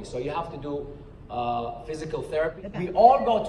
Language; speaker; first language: English; non-native, fluent; Arabic